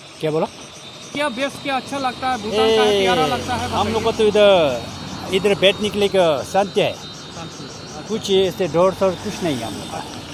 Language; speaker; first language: Hindi; non-native, learner; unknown